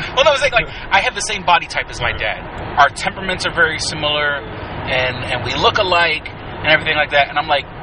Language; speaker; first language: English; early bilingual, other home language; Spanish